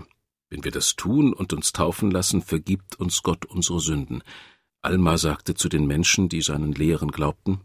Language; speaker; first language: German; native; German